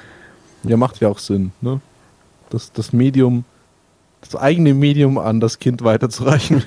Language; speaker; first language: German; native; German